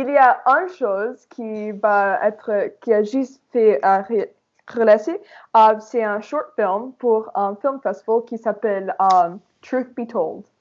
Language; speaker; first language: French; non-native, learner; English